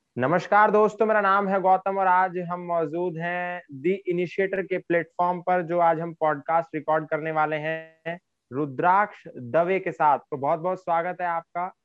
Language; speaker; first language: Hindi; native; Hindi